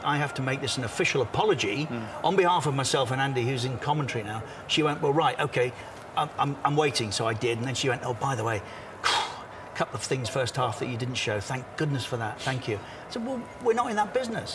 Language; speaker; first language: English; native; English